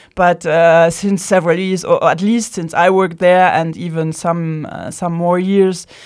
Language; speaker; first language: English; non-native, fluent; Luxembourgish